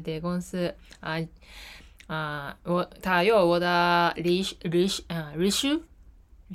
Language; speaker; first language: Chinese; non-native, learner; Japanese